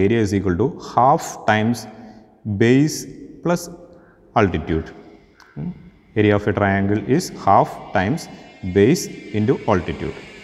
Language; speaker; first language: English; non-native, local second language; Malayalam